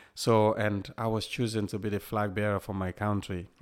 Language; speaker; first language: English; non-native, local second language; Krio